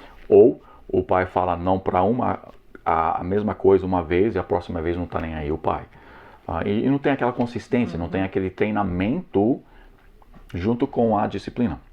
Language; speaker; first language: Portuguese; non-native, fluent; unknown